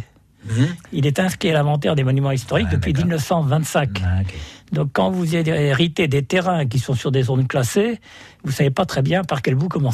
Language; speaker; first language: French; native; French